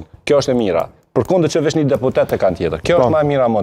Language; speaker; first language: Albanian; native; Albanian